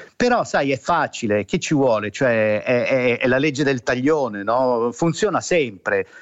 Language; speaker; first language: Italian; native; Italian